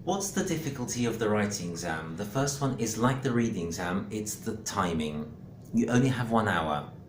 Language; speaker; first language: English; non-native, fluent; Greek